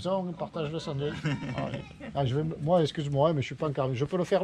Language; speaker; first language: French; native; French